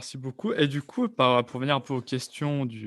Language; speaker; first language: French; native; French